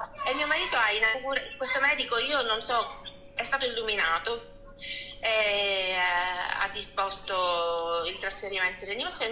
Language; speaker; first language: Italian; native; Italian